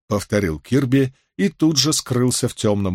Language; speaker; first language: Russian; native; Russian